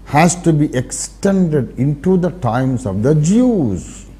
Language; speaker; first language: English; non-native, local second language; Telugu